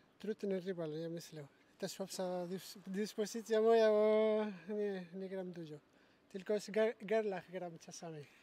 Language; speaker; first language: Polish; non-native, learner; Spanish